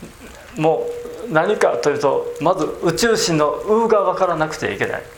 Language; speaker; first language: Japanese; native; Japanese